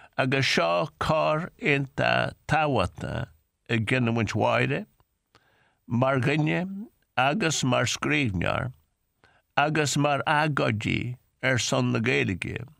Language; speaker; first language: Irish; native; Irish